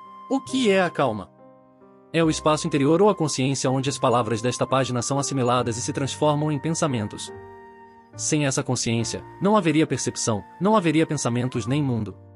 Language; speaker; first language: Portuguese; native; Portuguese